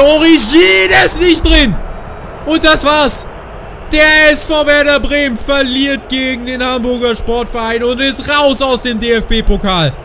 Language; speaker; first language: German; native; German